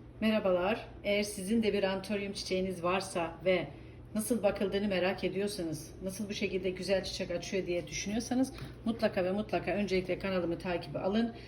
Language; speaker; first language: Turkish; native; Turkish